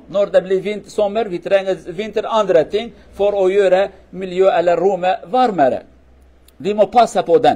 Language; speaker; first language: Norwegian; non-native, learner; Kurdish